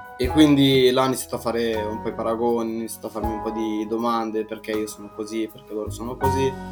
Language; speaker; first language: Italian; early bilingual, other home language; Arabic